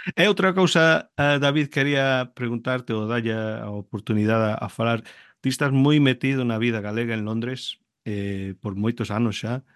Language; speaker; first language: Galician; early bilingual, heritage; Galician